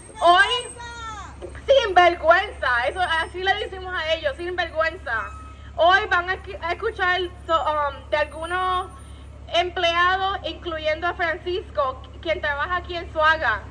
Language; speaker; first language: Spanish; early bilingual, other home language; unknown